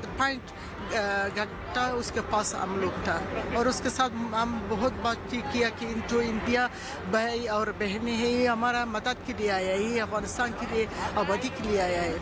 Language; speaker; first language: Hindi; non-native, learner; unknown